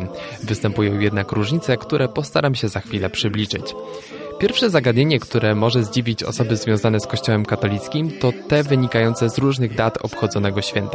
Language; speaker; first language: Polish; native; Polish